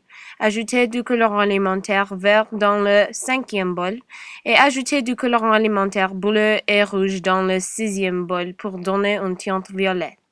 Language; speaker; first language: French; non-native, learner; English